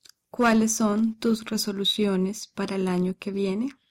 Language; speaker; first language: Spanish; native; Spanish